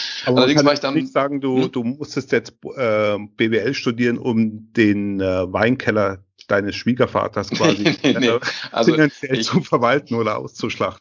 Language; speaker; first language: German; native; German